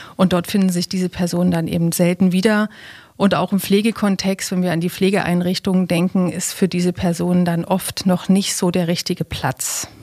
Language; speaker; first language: German; native; German